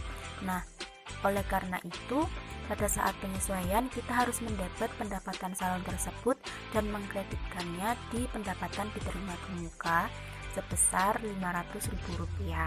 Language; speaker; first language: Indonesian; native; Indonesian